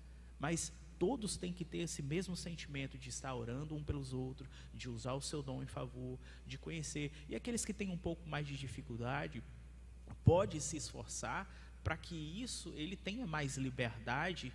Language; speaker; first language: Portuguese; native; Portuguese